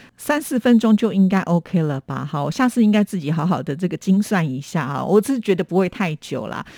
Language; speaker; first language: Chinese; native; Chinese